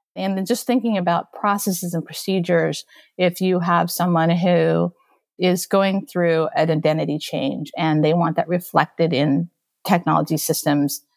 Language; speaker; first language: English; early bilingual, other home language; Japanese